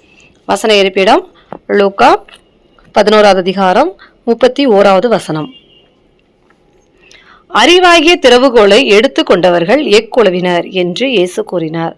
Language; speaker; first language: Tamil; native; Tamil